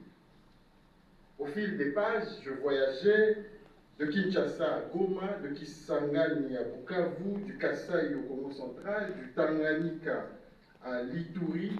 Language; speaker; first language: French; non-native, local second language; Lingala